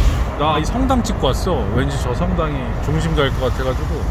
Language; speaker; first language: Korean; native; Korean